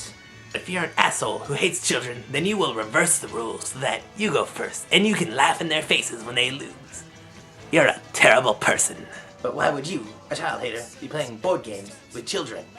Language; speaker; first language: English; native; English